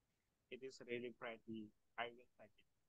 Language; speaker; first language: English; non-native, learner; Indonesian